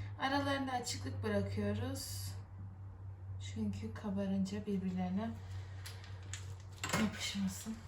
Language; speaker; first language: Turkish; native; Turkish